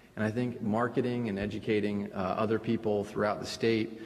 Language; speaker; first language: English; early bilingual, other home language; Spanish